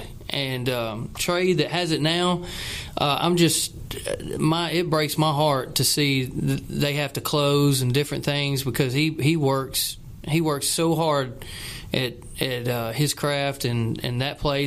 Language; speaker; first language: English; native; English